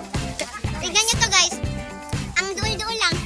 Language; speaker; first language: Filipino; non-native, local second language; Cebuano